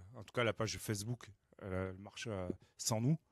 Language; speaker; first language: French; native; French